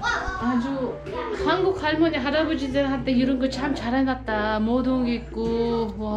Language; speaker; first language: Korean; non-native, fluent; Uzbek